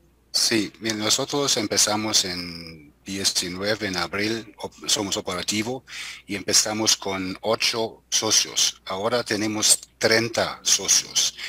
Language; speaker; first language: Spanish; non-native, fluent; German